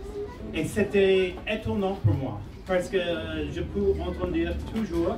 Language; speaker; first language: French; non-native, fluent; English